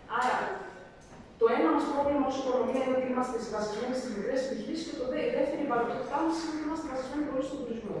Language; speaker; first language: Greek; native; Greek